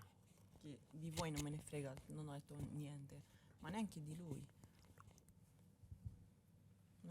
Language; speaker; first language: Italian; early bilingual, other home language; Albanian